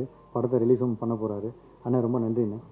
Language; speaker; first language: Tamil; native; Tamil